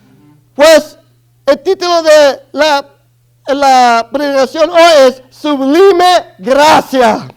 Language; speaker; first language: Spanish; early bilingual, other home language; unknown